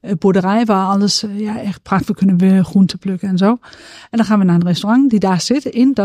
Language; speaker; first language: Dutch; non-native, fluent; Danish